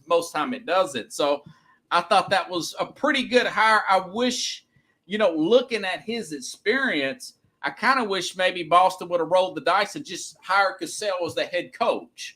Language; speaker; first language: English; native; English